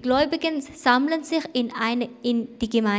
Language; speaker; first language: German; non-native, fluent; Thai